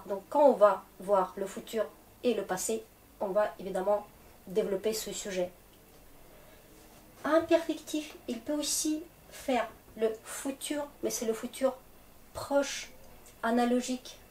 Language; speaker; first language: French; non-native, fluent; Russian